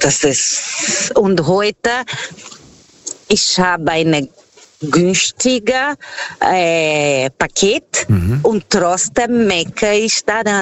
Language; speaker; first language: German; non-native, learner; Portuguese